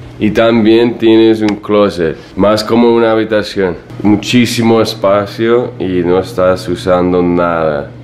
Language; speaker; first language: Spanish; non-native, fluent; English